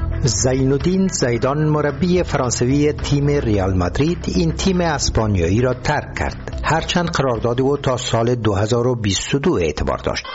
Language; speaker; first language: Persian; native; Persian